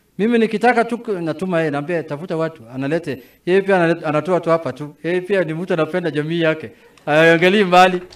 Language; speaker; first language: Swahili; non-native, local second language; Somali